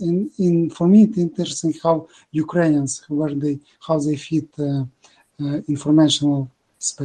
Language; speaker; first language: English; non-native, learner; Ukrainian